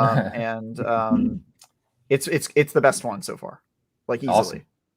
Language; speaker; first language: English; native; English